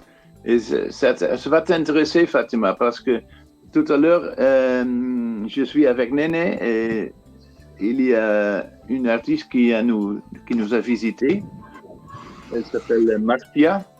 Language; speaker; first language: French; non-native, fluent; Dutch